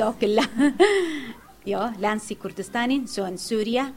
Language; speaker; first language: Finnish; non-native, learner; Kurdish